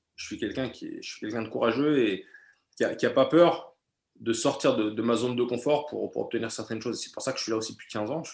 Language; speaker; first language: French; native; French